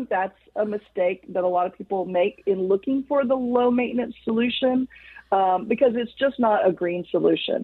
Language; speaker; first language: English; native; English